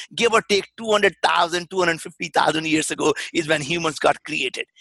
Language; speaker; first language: English; non-native, local second language; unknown